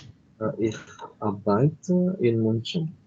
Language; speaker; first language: German; non-native, learner; Indonesian